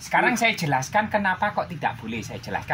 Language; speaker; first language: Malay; non-native, local second language; Javanese